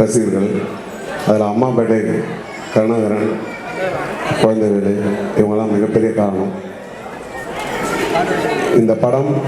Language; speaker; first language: Tamil; native; Tamil